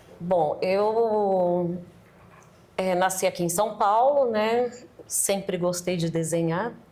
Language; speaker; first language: Portuguese; native; Portuguese